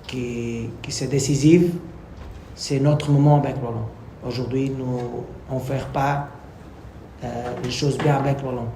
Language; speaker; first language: French; non-native, learner; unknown